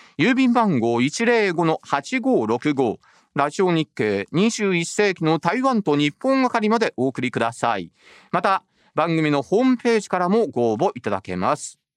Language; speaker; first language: Japanese; native; Japanese